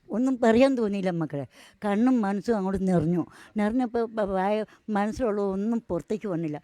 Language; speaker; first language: Malayalam; non-native, local second language; Tamil